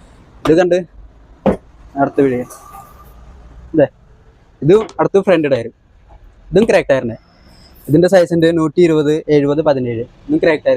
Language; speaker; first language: Malayalam; non-native, local second language; Hindi